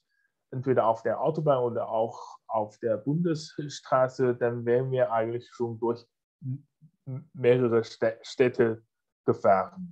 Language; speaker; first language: German; non-native, fluent; Chinese